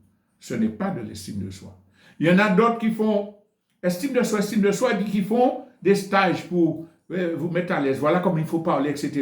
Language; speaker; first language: French; native; French